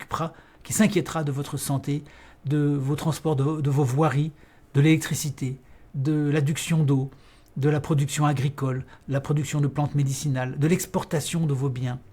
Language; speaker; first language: French; native; French